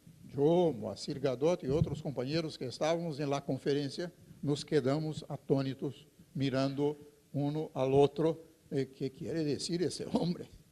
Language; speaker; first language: Spanish; non-native, fluent; Portuguese